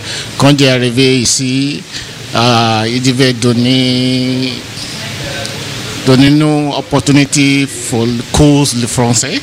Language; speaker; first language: French; non-native, learner; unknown